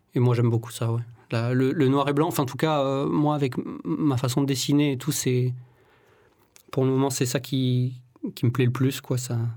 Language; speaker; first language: French; native; French